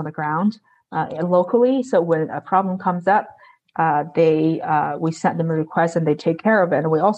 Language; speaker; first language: English; non-native, fluent; Chinese